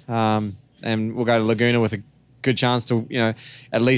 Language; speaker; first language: English; native; English